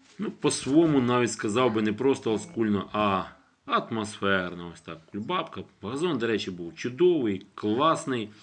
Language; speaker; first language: Ukrainian; native; Ukrainian